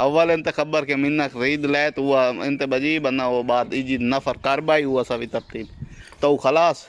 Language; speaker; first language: Arabic; non-native, learner; Punjabi